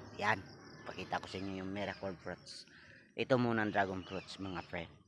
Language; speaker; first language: Filipino; non-native, local second language; Cebuano